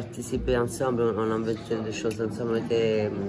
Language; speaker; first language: French; non-native, fluent; Italian